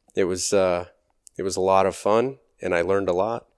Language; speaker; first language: English; native; English